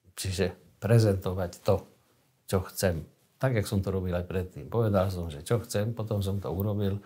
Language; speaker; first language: Slovak; native; Slovak